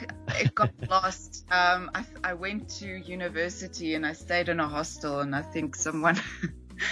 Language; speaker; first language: English; native; English